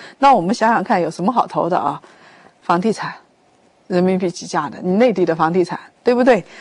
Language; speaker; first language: Chinese; native; Chinese